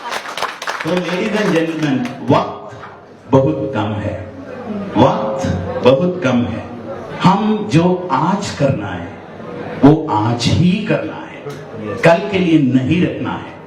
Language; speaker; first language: Hindi; non-native, learner; Nepali